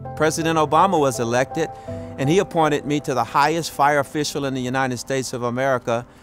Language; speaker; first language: English; native; English